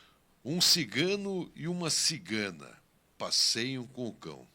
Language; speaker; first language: Portuguese; native; Portuguese